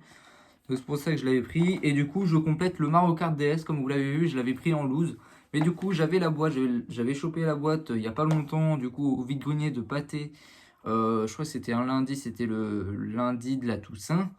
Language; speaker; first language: French; native; French